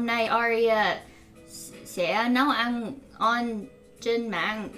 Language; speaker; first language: Vietnamese; non-native, learner; English